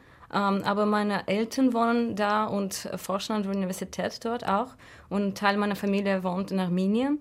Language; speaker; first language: German; non-native, fluent; Russian